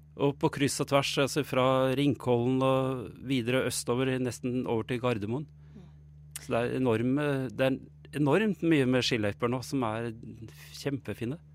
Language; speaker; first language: Norwegian; native; Norwegian